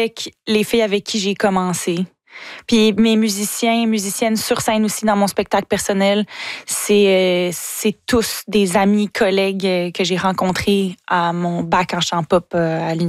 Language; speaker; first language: French; native; French